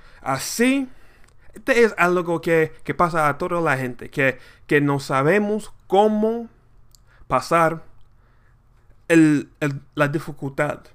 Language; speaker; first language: Spanish; non-native, learner; English